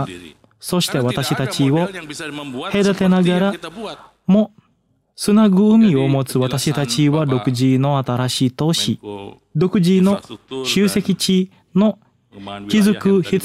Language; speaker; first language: Japanese; non-native, fluent; Indonesian